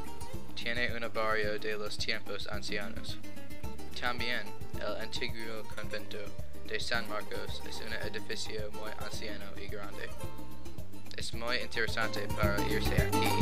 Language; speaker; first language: Spanish; non-native, learner; English